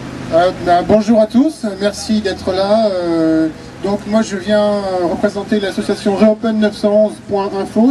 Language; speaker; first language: French; native; French